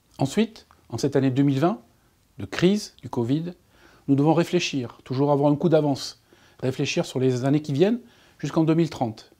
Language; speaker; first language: French; native; French